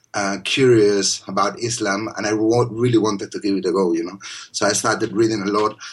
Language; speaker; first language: English; non-native, fluent; Spanish